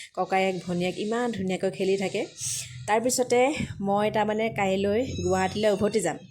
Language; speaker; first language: Assamese; non-native, local second language; Manipuri